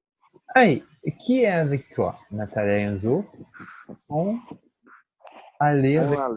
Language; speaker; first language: French; non-native, fluent; Portuguese